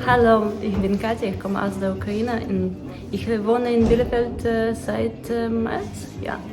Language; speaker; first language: German; non-native, learner; Ukrainian